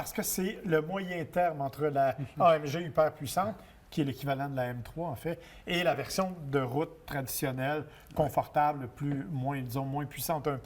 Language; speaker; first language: French; native; French